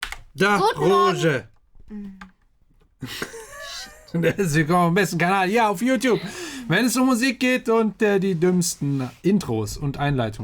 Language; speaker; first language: German; native; German